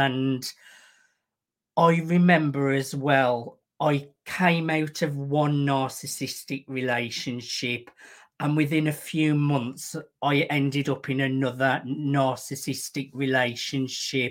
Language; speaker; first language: English; native; English